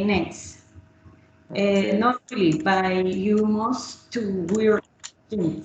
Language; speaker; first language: English; non-native, learner; Spanish